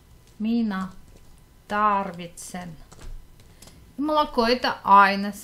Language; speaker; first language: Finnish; non-native, fluent; Russian